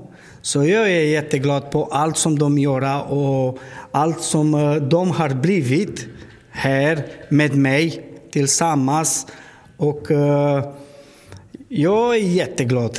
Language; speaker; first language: Swedish; non-native, learner; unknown